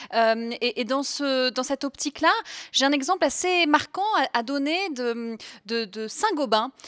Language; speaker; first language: French; native; French